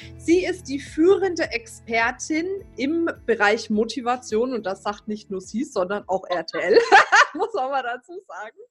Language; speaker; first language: German; native; German